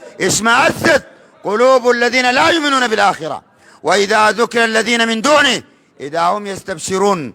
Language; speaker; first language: Arabic; native; Arabic